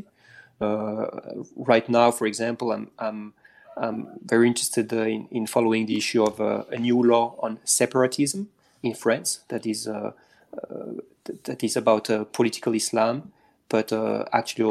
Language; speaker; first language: English; non-native, fluent; French